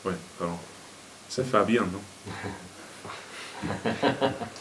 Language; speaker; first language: French; non-native, fluent; English